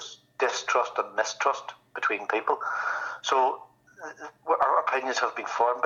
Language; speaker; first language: English; native; English